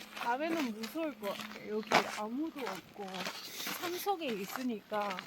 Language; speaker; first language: Korean; non-native, fluent; English